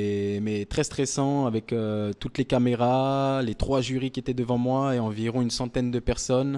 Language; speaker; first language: French; native; French